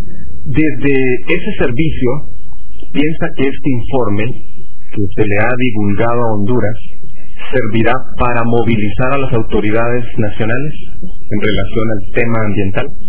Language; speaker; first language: Spanish; native; Spanish